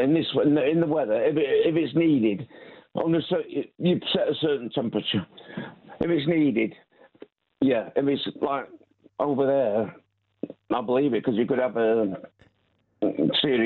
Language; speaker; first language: English; native; English